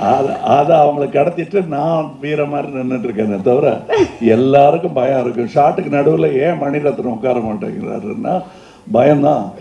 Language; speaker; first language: Tamil; native; Tamil